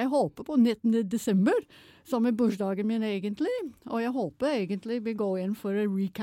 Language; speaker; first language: Norwegian; non-native, fluent; English